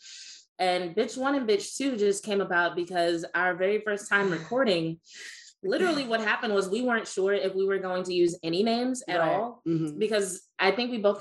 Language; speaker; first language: English; native; English